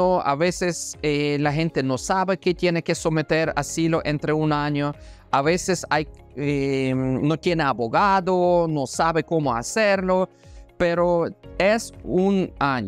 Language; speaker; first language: Spanish; non-native, fluent; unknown